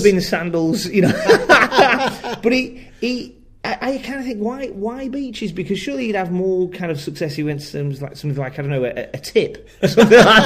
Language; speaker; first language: English; native; English